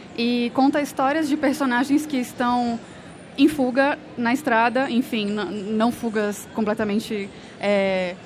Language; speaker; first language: Spanish; non-native, learner; Portuguese